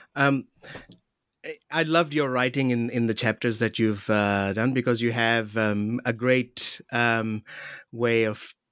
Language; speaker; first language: English; non-native, local second language; Urdu